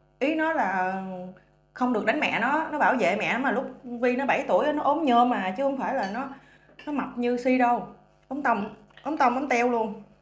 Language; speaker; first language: Vietnamese; native; Vietnamese